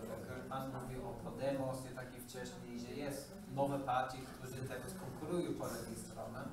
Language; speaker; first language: Polish; non-native, learner; English